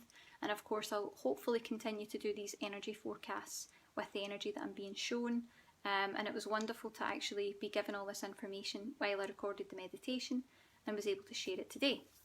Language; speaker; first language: English; native; English